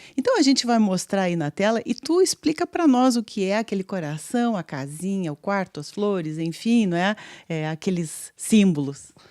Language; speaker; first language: Portuguese; native; Portuguese